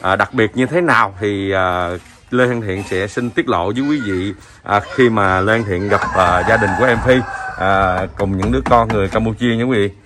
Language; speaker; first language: Vietnamese; native; Vietnamese